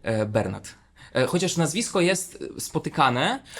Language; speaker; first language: Polish; non-native, fluent; Belarusian